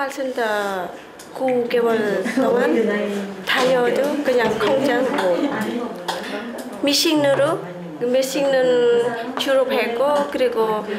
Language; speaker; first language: Korean; non-native, learner; Khmer